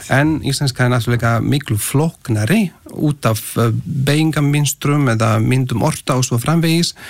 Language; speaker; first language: Icelandic; non-native, fluent; Slovak